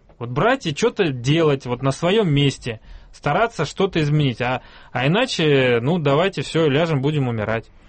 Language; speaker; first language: Russian; native; Russian